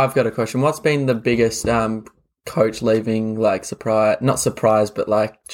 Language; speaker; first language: English; native; English